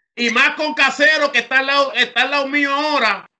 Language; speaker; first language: Spanish; early bilingual, heritage; Spanish